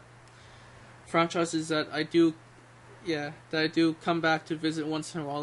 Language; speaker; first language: English; native; English